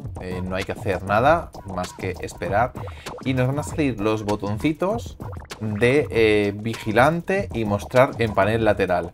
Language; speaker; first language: Spanish; native; Spanish